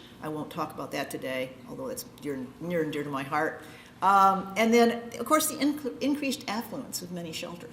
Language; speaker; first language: English; native; English